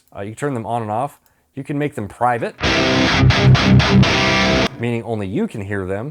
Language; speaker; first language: English; native; English